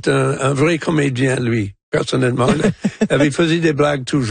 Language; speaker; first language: French; non-native, local second language; English